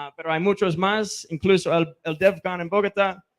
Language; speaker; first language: Spanish; non-native, fluent; English